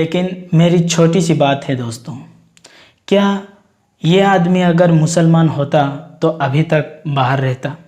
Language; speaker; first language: Hindi; non-native, local second language; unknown